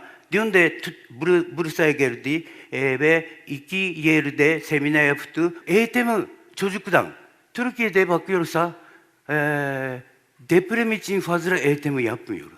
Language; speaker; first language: Turkish; non-native, learner; Japanese